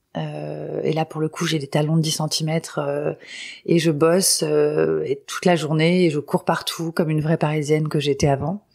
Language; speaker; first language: French; non-native, local second language; Arabic